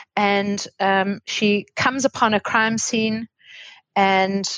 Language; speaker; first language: English; native; English